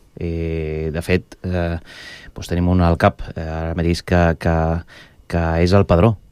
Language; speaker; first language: Catalan; non-native, local second language; Spanish